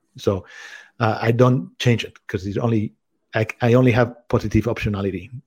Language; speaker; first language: English; non-native, fluent; Spanish